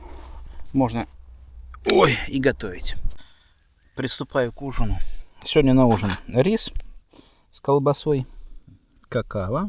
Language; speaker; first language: Russian; native; Russian